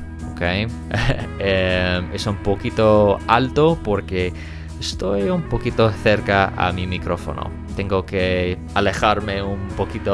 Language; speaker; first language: Spanish; non-native, fluent; English